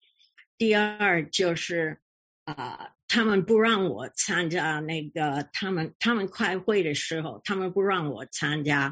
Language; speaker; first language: Chinese; early bilingual, heritage; English